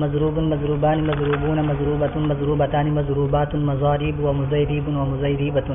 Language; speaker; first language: Arabic; non-native, learner; Urdu